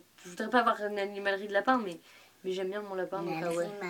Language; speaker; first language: French; native; French